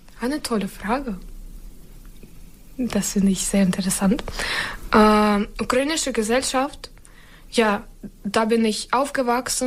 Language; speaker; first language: German; non-native, fluent; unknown